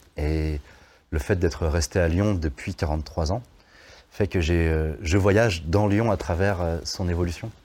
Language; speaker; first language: French; native; French